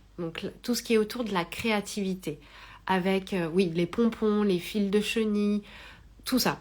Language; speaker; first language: French; native; French